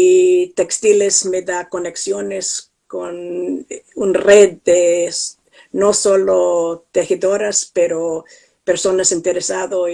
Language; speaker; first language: Spanish; non-native, fluent; English